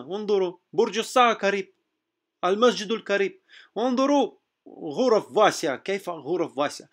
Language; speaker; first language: Arabic; non-native, fluent; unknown